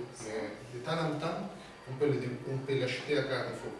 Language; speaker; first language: French; non-native, learner; Spanish